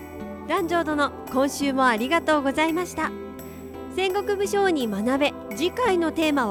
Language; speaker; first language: Japanese; native; Japanese